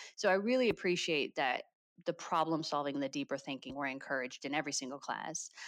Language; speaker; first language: English; native; English